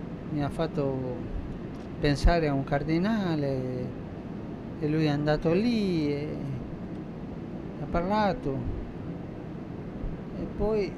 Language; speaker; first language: Italian; non-native, fluent; Spanish